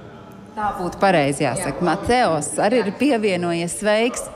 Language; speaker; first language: Latvian; native; Latvian